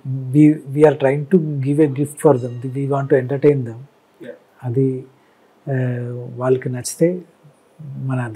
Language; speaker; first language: Telugu; non-native, learner; Malayalam